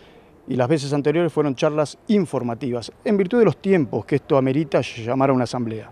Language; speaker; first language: Spanish; native; Spanish